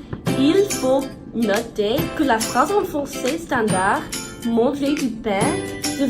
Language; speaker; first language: French; non-native, learner; English